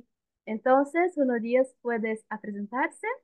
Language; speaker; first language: Spanish; non-native, learner; Portuguese